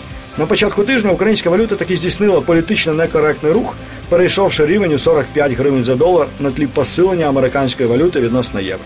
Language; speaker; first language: Ukrainian; native; Ukrainian